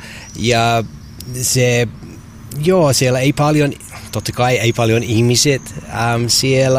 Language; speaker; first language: Finnish; non-native, learner; English